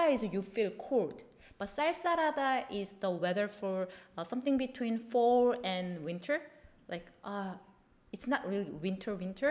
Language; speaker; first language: English; non-native, fluent; Korean